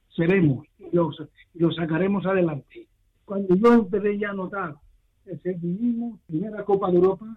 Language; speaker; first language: Spanish; native; Spanish